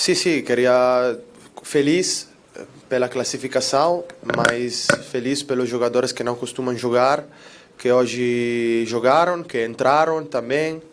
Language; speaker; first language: Portuguese; non-native, learner; Italian